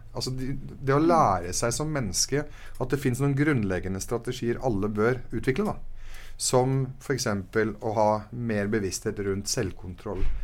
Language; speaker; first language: Norwegian; early bilingual, other home language; Arabic